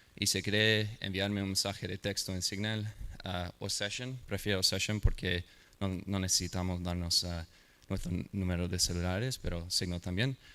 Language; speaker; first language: Spanish; non-native, learner; English